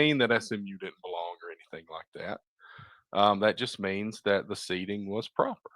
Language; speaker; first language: English; native; English